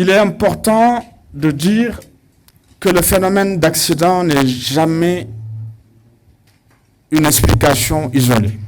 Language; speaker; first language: French; non-native, local second language; Wolof